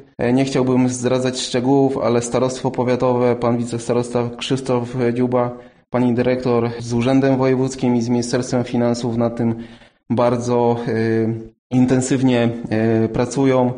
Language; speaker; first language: Polish; native; Polish